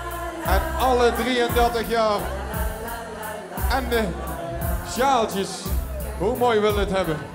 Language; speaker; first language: Dutch; native; Dutch